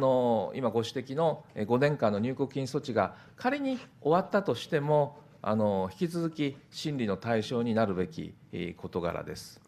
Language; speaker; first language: Japanese; native; Japanese